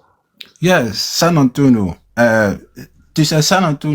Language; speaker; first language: French; non-native, local second language; Susu